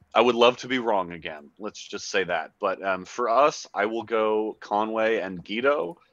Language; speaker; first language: English; native; English